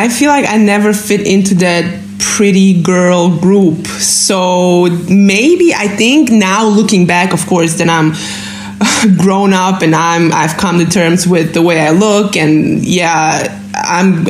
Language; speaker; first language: English; non-native, fluent; German